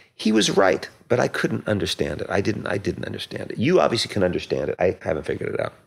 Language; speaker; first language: English; native; English